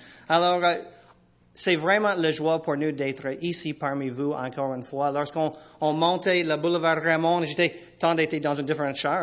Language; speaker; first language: French; non-native, fluent; English